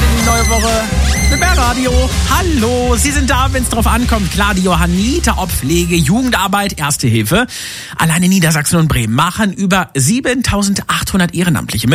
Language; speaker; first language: German; native; German